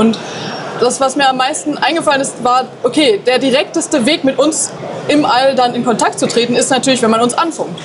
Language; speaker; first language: German; native; German